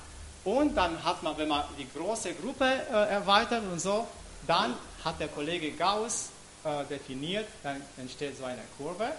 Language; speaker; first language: German; non-native, fluent; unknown